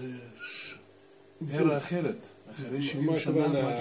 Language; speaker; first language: Hebrew; non-native, fluent; Russian